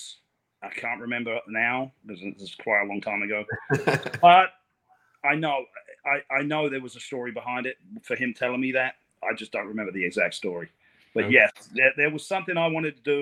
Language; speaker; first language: English; native; English